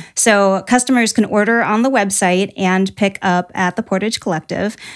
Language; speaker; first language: English; native; English